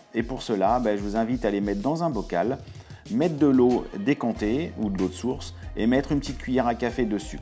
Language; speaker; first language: French; native; French